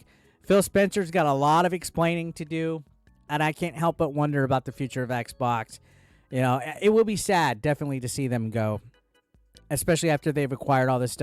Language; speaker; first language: English; native; English